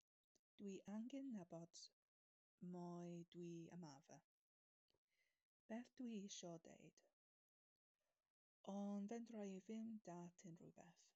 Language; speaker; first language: Welsh; non-native, learner; English